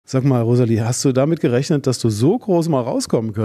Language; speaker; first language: German; native; German